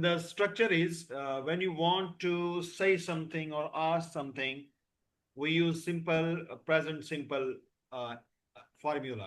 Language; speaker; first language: English; non-native, fluent; Urdu